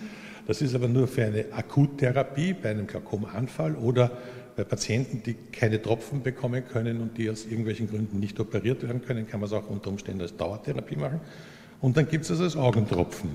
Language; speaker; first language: German; native; German